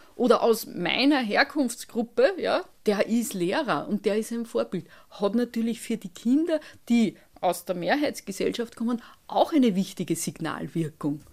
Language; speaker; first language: German; native; German